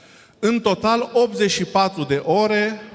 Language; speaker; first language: Romanian; non-native, fluent; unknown